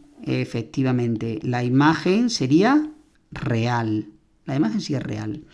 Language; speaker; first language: Spanish; native; Spanish